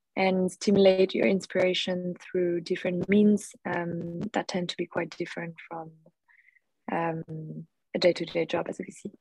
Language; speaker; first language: English; non-native, fluent; French